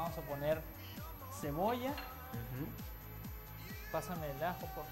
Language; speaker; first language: Spanish; native; Spanish